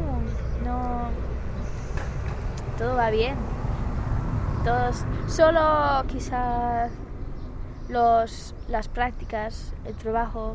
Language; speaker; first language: Spanish; non-native, fluent; English